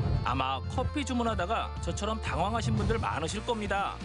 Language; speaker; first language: Korean; native; Korean